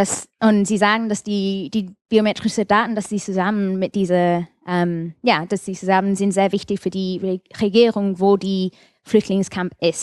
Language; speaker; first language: German; non-native, fluent; English